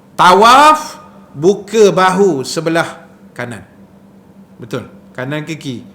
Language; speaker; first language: Malay; native; Malay